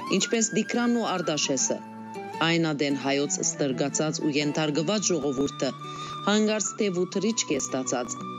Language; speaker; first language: Armenian; early bilingual, heritage; Armenian